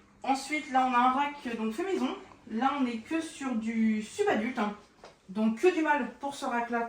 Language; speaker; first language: French; native; French